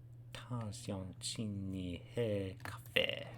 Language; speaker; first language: Chinese; non-native, learner; English